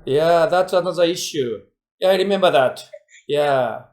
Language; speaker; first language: English; non-native, fluent; Japanese